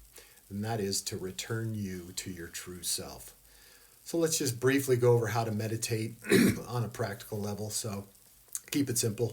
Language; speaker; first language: English; native; English